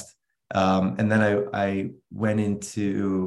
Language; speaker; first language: English; native; English